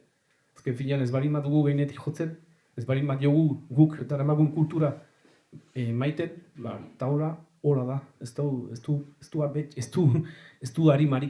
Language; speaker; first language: Basque; native; Basque